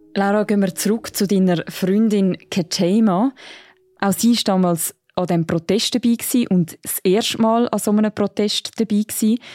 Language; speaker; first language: German; native; German